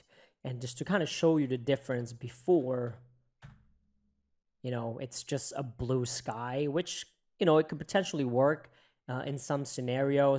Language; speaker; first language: English; native; English